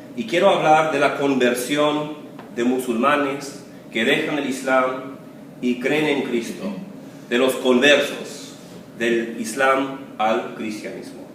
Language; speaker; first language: Spanish; early bilingual, other home language; English